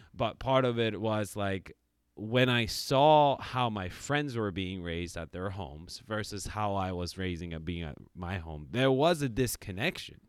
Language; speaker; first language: English; early bilingual, other home language; Japanese